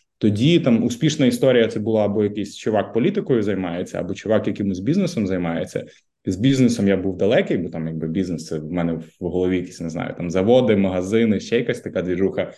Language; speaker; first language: Ukrainian; native; Ukrainian